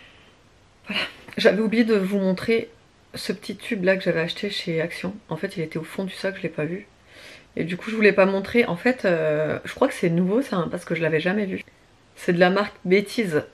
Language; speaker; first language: French; native; French